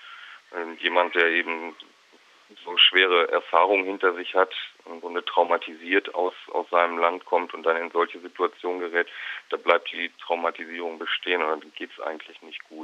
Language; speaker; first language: German; native; German